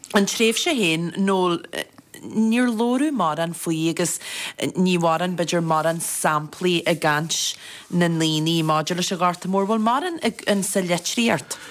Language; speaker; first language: Irish; native; Irish